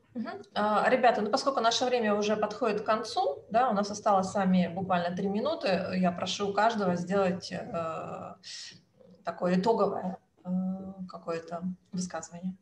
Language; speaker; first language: Russian; native; Russian